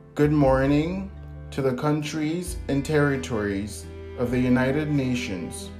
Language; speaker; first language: English; native; English